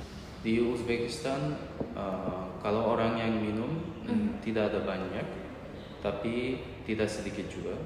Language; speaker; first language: Indonesian; non-native, learner; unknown